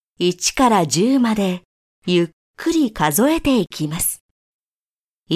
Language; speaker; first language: Japanese; native; Japanese